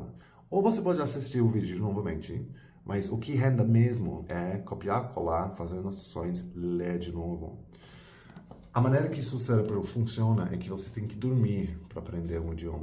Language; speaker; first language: Portuguese; non-native, fluent; English